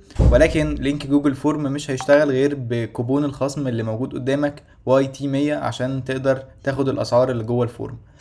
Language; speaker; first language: Arabic; native; Arabic